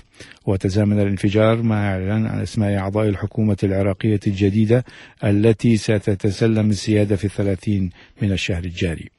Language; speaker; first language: Arabic; native; Arabic